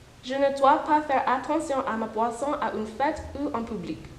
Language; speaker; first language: French; non-native, fluent; English